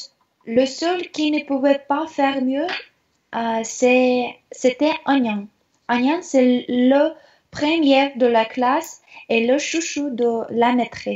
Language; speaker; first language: French; non-native, learner; Russian